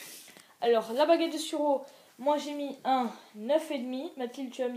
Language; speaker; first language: French; native; French